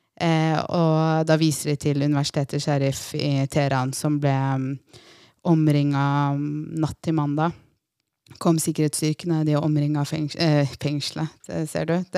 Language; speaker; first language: Norwegian; early bilingual, other home language; Persian